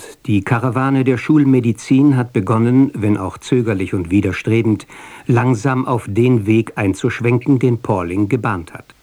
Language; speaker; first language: German; native; German